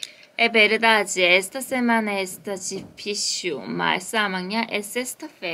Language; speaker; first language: Portuguese; non-native, learner; Korean